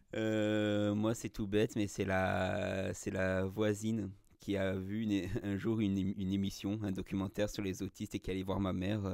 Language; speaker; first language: French; native; French